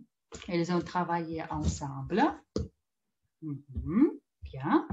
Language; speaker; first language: French; non-native, fluent; Russian